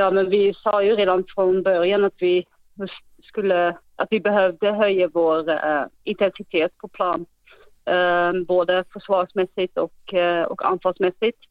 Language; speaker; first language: Swedish; non-native, fluent; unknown